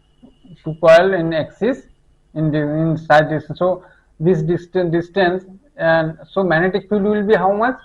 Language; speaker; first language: English; non-native, local second language; Hindi